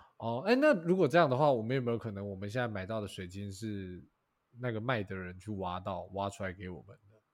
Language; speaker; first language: Chinese; native; Chinese